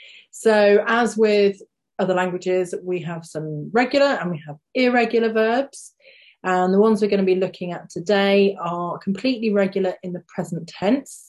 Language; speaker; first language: English; native; English